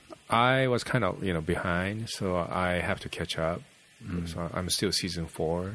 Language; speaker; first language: English; non-native, fluent; Japanese